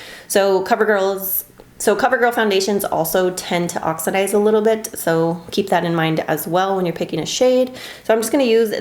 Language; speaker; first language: English; native; English